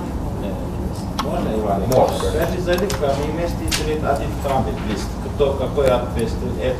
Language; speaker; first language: Russian; non-native, learner; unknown